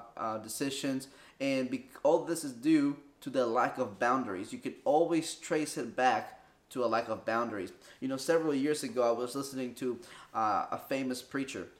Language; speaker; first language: English; early bilingual, other home language; Spanish